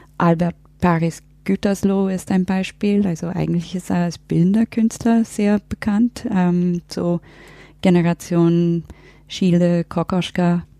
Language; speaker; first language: German; non-native, fluent; English